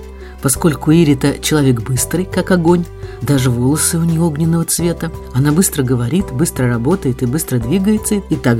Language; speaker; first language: Russian; native; Russian